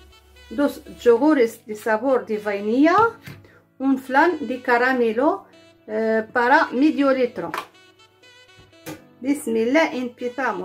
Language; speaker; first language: Spanish; non-native, fluent; Arabic